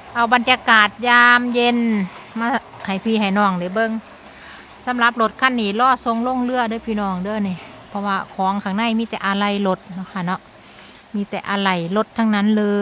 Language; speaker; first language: Thai; non-native, local second language; Northeastern Thai